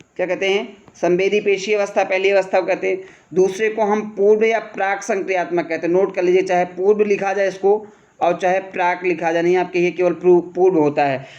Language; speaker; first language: Hindi; native; Hindi